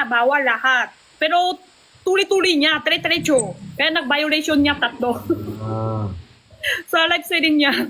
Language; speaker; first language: Filipino; non-native, learner; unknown